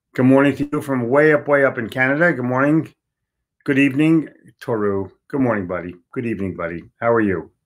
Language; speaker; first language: English; native; English